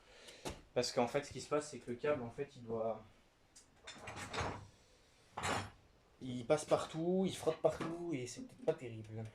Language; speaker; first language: French; native; French